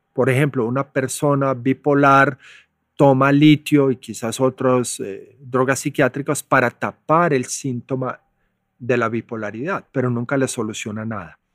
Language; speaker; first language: Spanish; native; Spanish